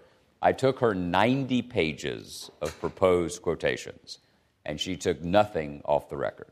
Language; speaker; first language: English; native; English